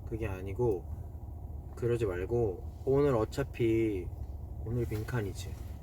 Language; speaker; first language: Korean; native; Korean